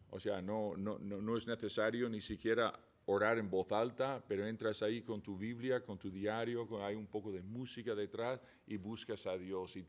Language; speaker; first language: Spanish; non-native, fluent; English